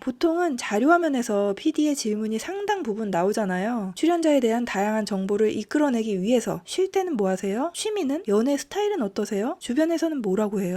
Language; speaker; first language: Korean; native; Korean